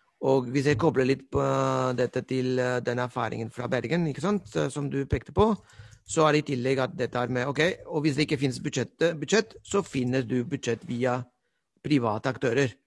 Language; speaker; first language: Norwegian; non-native, fluent; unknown